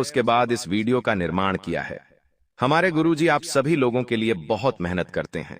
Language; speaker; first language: Hindi; native; Hindi